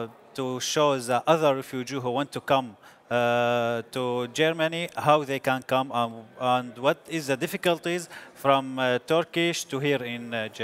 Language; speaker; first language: English; non-native, learner; Arabic